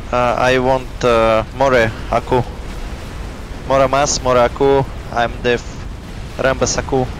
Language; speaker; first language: English; non-native, learner; Russian